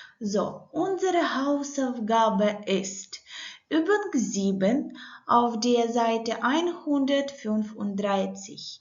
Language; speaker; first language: German; non-native, fluent; Ukrainian